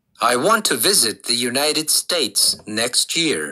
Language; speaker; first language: English; non-native, learner; Russian